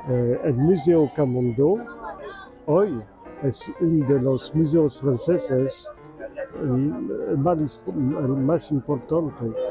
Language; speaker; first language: Spanish; non-native, fluent; French